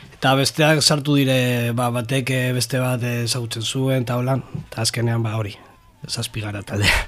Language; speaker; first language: Basque; native; Basque